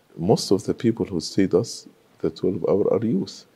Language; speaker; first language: English; non-native, fluent; Arabic